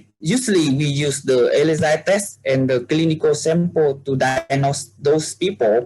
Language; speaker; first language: English; non-native, learner; Vietnamese